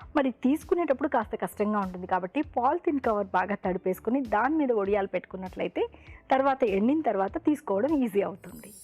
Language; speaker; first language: Telugu; native; Telugu